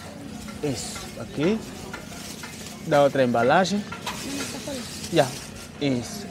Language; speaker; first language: Portuguese; non-native, learner; Vietnamese